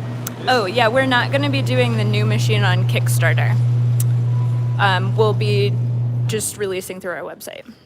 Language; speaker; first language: English; native; English